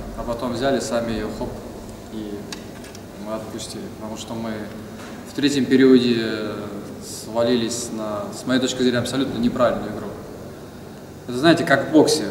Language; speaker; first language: Russian; native; Russian